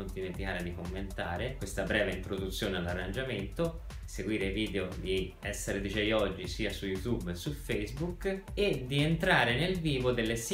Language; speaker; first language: Italian; native; Italian